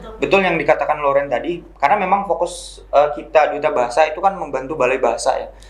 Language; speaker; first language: Indonesian; non-native, local second language; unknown